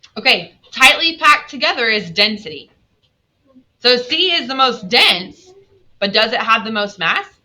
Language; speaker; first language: English; native; English